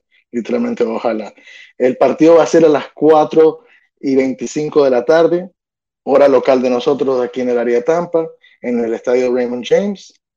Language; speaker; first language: Spanish; early bilingual, other home language; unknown